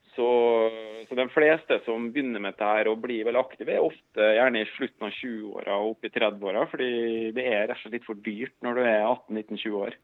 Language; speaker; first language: Norwegian; native; Norwegian